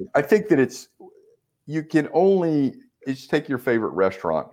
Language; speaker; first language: English; native; English